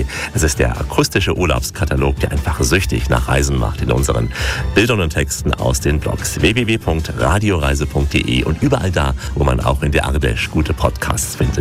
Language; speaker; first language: German; native; German